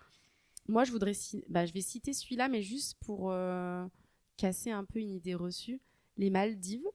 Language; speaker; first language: French; native; French